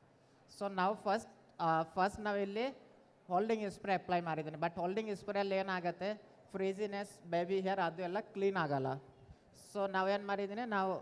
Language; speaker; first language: Kannada; non-native, learner; Bangla